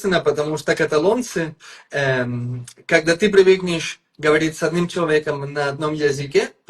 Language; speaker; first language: Russian; non-native, fluent; Catalan